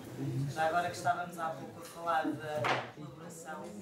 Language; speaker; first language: Portuguese; native; Portuguese